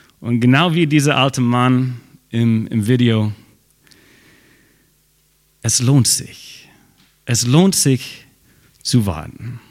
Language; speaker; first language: German; non-native, fluent; English